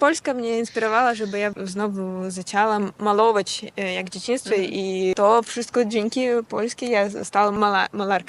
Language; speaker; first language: Polish; non-native, learner; Russian